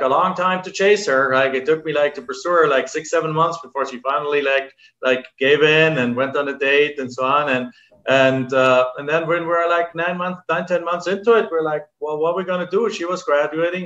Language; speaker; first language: English; non-native, fluent; German